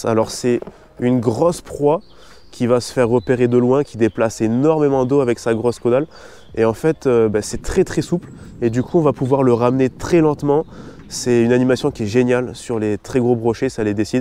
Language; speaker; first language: French; native; French